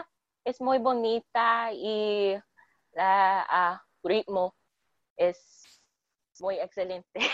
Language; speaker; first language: Spanish; non-native, learner; English